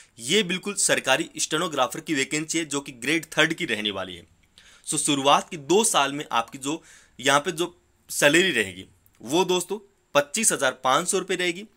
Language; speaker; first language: Hindi; native; Hindi